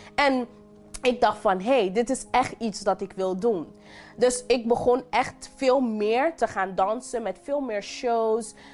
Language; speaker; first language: Dutch; non-native, local second language; English